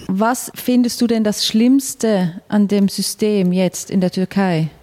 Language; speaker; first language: German; native; German